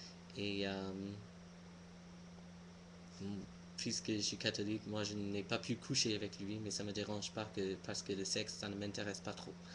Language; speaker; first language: French; non-native, fluent; English